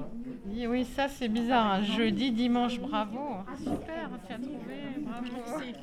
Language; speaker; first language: French; native; French